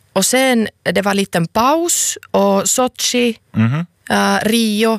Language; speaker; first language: Swedish; non-native, local second language; Finnish